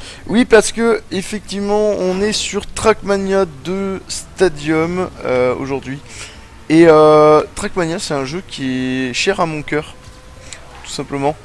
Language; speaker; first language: French; native; French